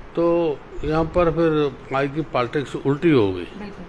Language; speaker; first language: Hindi; native; Hindi